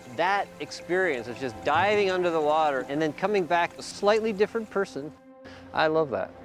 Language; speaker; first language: English; native; English